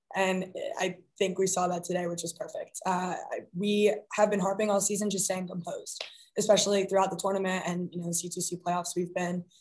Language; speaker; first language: English; native; English